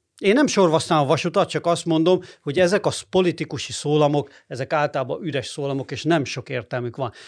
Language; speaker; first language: Hungarian; native; Hungarian